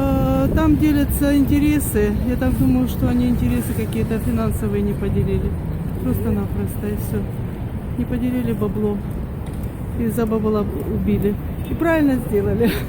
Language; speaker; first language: Russian; native; Russian